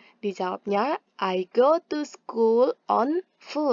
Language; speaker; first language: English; non-native, fluent; Indonesian